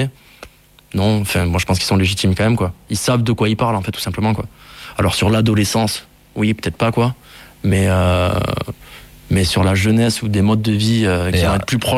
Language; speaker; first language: French; native; French